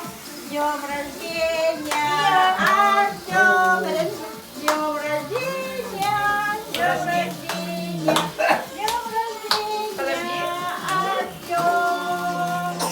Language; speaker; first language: Russian; non-native, local second language; Yakut